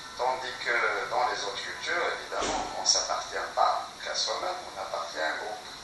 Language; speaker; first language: French; non-native, local second language; Kabyle